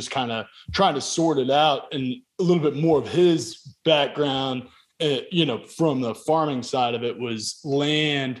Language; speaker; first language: English; native; English